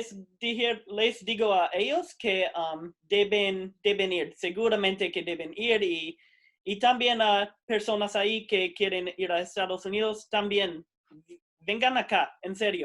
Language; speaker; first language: Spanish; non-native, fluent; English